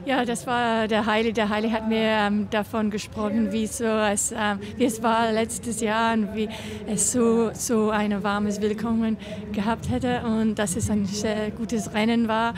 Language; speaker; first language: German; non-native, learner; English